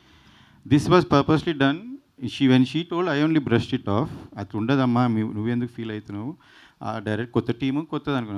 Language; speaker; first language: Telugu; native; Telugu